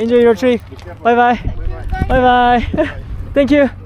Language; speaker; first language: English; non-native, learner; Korean